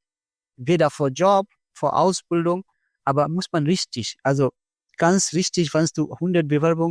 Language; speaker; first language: German; non-native, fluent; Bangla